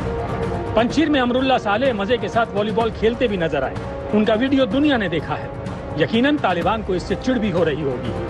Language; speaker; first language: Hindi; native; Hindi